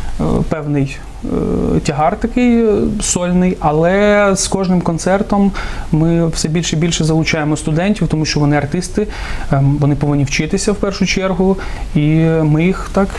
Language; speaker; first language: Ukrainian; non-native, local second language; Russian